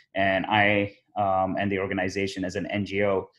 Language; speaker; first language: English; early bilingual, other home language; Somali